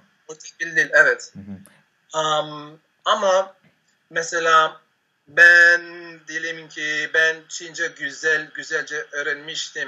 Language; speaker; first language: Turkish; non-native, fluent; Spanish